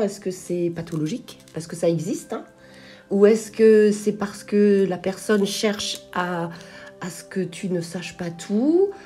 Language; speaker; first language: French; native; French